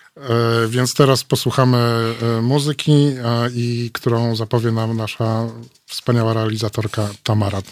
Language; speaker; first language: Polish; native; Polish